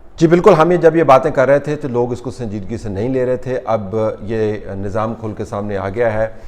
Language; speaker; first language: Urdu; native; Urdu